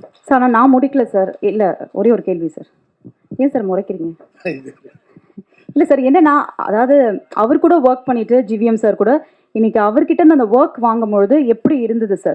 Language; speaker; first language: Tamil; native; Tamil